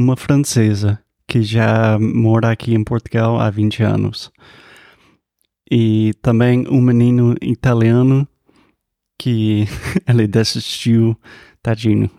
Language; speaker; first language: Portuguese; non-native, fluent; English